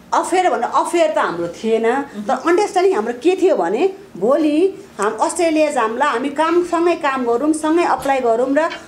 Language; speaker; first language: Nepali; native; Nepali